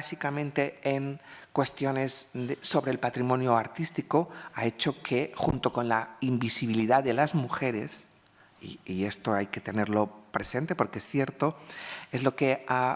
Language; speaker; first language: Spanish; native; Spanish